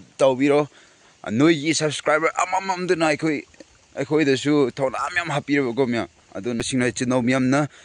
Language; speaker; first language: Manipuri; non-native, local second language; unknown